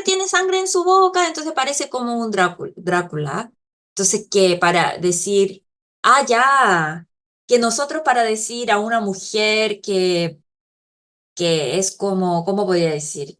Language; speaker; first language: Spanish; non-native, fluent; Korean